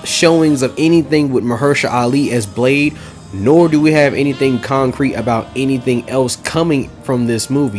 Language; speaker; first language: English; native; English